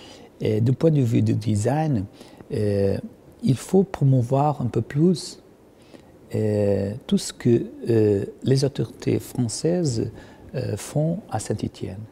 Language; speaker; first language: French; non-native, fluent; Portuguese